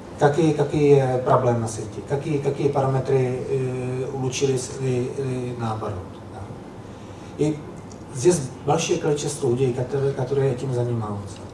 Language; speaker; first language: Russian; non-native, learner; Czech